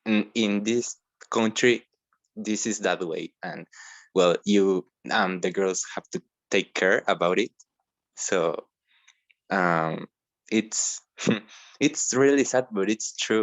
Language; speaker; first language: English; non-native, learner; Spanish